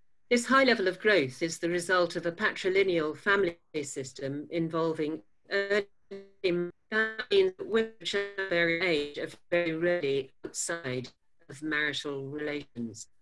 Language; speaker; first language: English; native; English